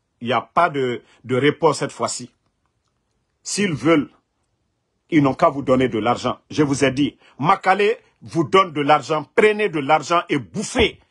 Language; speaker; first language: French; non-native, local second language; Mandingo